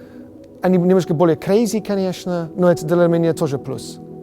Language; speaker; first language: Russian; non-native, fluent; English